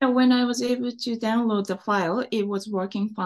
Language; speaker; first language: English; non-native, fluent; Japanese